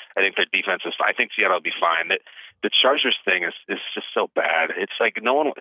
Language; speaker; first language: English; native; English